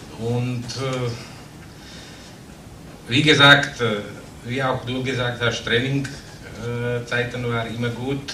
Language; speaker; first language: German; non-native, fluent; Slovak